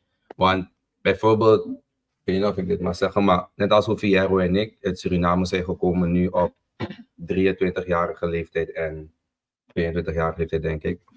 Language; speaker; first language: Dutch; native; Dutch